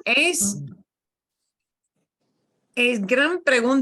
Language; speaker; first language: Spanish; non-native, fluent; English